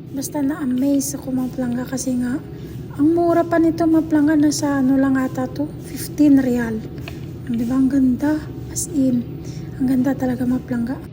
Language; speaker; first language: Filipino; non-native, local second language; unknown